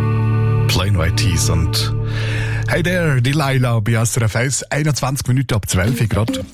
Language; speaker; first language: German; native; German